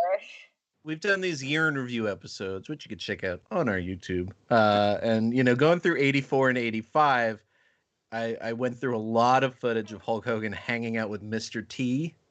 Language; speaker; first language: English; native; English